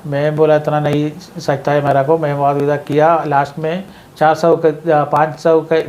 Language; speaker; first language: Hindi; non-native, local second language; Malayalam